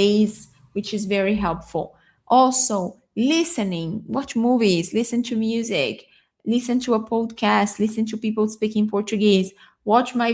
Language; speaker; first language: English; non-native, fluent; Portuguese